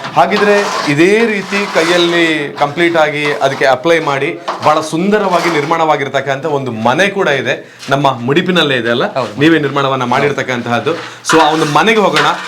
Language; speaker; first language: Kannada; native; Kannada